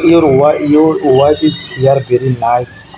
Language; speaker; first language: English; non-native, learner; Bangla